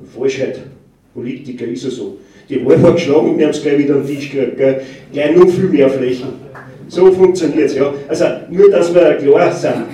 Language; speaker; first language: German; native; German